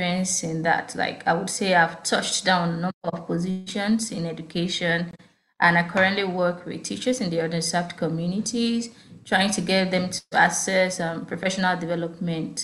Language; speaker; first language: English; non-native, local second language; Yoruba